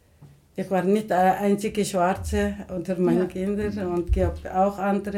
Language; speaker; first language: German; non-native, learner; Somali